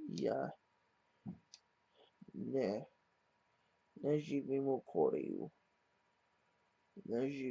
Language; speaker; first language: Russian; non-native, learner; English